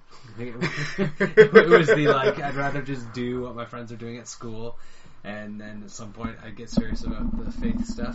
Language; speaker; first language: English; native; English